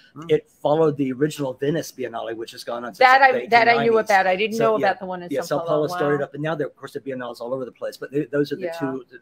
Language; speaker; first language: English; native; English